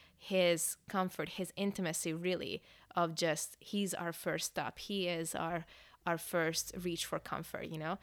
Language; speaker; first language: English; early bilingual, other home language; Hungarian